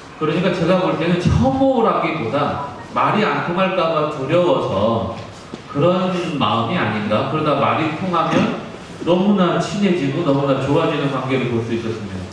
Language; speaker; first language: Korean; native; Korean